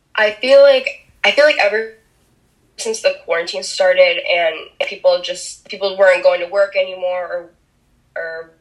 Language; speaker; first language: English; early bilingual, other home language; Spanish